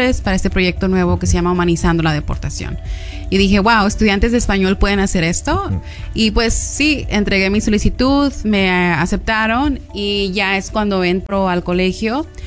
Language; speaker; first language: Spanish; early bilingual, heritage; Spanish